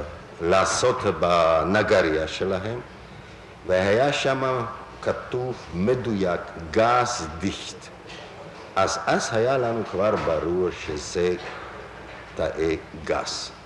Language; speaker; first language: Hebrew; non-native, fluent; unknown